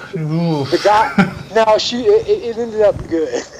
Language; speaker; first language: English; native; English